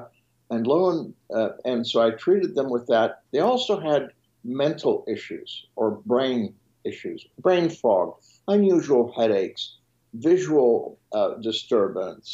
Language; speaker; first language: English; non-native, fluent; French